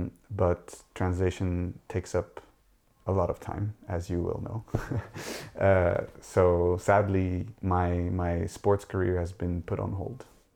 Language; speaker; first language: English; non-native, fluent; Dutch